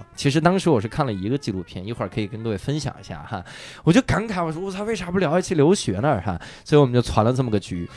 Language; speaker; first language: Chinese; native; Chinese